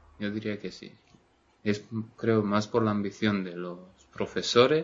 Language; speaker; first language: Spanish; non-native, fluent; Romanian